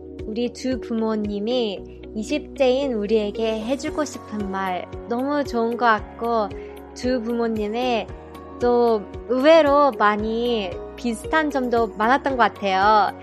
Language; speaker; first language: Korean; early bilingual, heritage; Korean